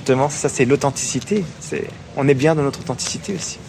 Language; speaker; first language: French; native; French